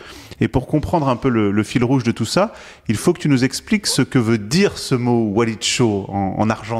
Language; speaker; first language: French; native; French